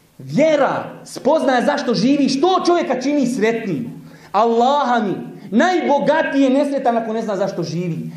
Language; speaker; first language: Bosnian; native; Bosnian